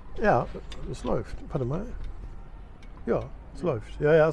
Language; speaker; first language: German; native; German